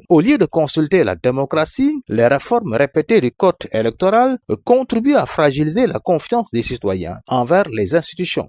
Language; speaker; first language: French; non-native, local second language; Wolof